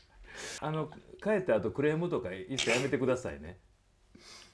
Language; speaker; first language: Japanese; native; Japanese